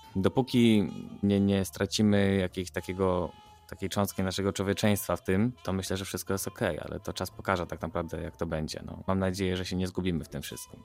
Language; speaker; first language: Polish; native; Polish